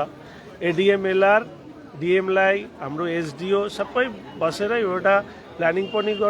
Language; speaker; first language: Nepali; non-native, local second language; Bangla